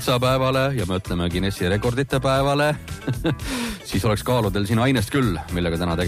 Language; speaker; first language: Estonian; native; Estonian